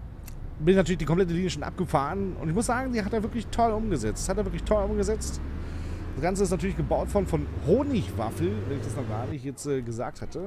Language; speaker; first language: German; native; German